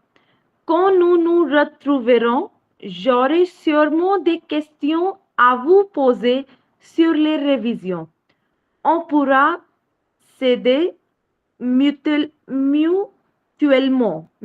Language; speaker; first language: French; non-native, learner; Hindi